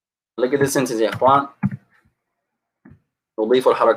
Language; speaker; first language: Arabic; non-native, fluent; English